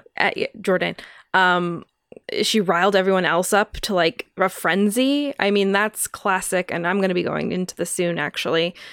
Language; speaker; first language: English; native; English